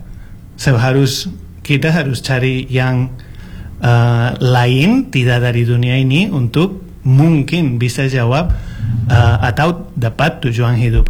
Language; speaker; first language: Indonesian; non-native, learner; Spanish